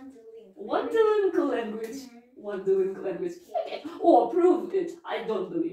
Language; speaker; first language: English; non-native, fluent; Russian